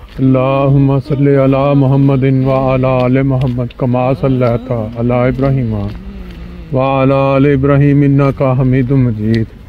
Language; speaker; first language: Urdu; non-native, local second language; Punjabi